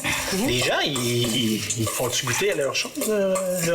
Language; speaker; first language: French; native; French